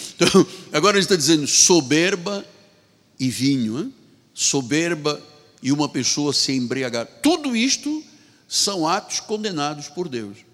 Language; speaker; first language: Portuguese; native; Portuguese